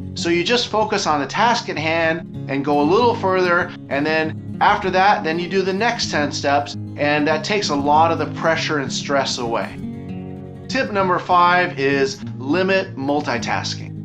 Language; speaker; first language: English; native; English